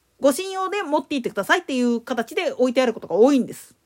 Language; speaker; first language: Japanese; native; Japanese